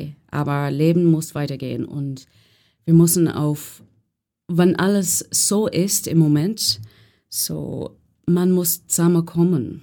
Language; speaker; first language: German; non-native, learner; English